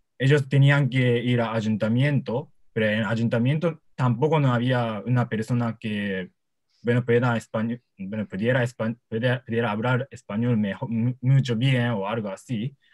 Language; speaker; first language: Spanish; non-native, learner; Japanese